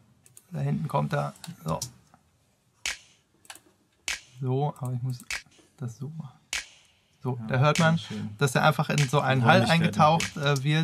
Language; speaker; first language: German; native; German